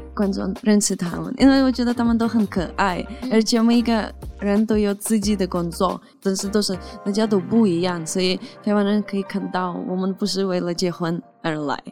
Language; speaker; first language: Chinese; non-native, fluent; Ukrainian